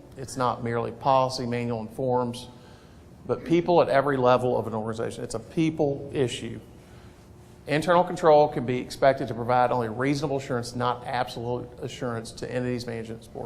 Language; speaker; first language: English; native; English